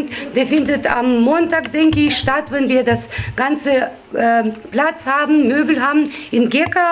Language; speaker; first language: German; non-native, fluent; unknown